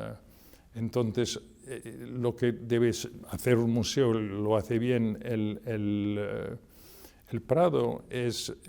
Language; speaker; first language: Spanish; non-native, fluent; French